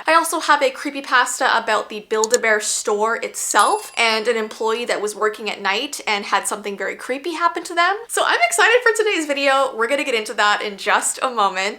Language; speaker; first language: English; native; English